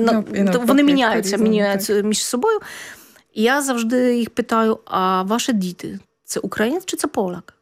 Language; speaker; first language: Ukrainian; non-native, fluent; Polish